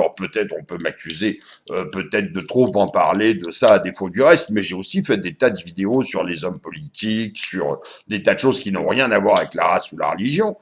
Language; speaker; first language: French; native; French